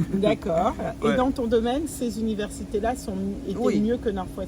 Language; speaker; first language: French; native; French